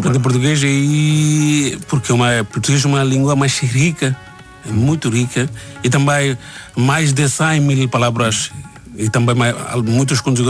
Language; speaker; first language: Portuguese; non-native, learner; Bangla